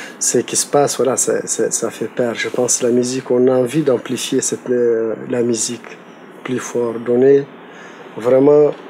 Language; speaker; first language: French; non-native, local second language; Tamasheq